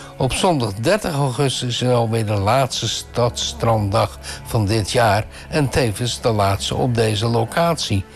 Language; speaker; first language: Dutch; native; Dutch